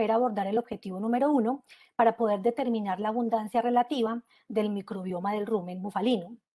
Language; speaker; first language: Spanish; native; Spanish